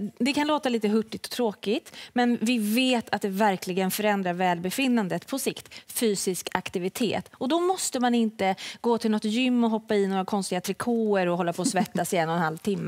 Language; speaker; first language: Swedish; native; Swedish